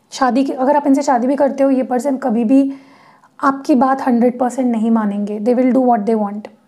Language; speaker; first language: Hindi; non-native, local second language; Marathi